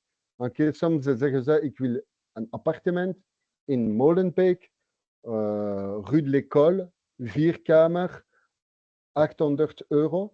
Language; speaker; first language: Dutch; non-native, local second language; French